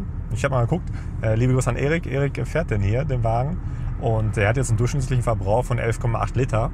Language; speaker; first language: German; native; German